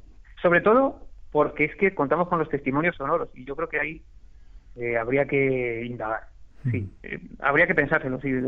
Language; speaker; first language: Spanish; native; Spanish